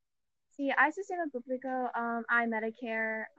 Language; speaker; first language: Spanish; non-native, learner; English